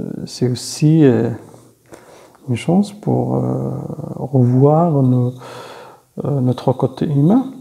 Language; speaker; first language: French; non-native, fluent; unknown